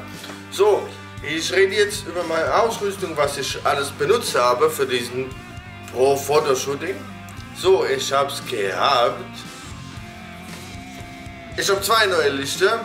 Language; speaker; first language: German; non-native, fluent; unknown